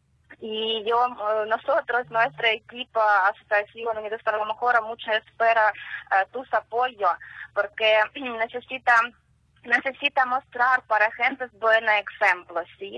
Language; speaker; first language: Spanish; non-native, learner; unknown